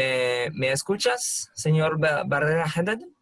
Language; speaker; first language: Spanish; non-native, fluent; French